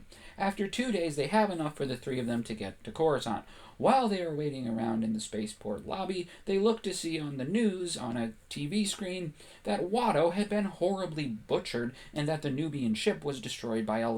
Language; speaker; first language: English; native; English